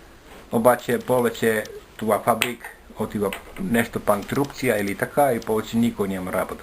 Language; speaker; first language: Bulgarian; non-native, learner; Finnish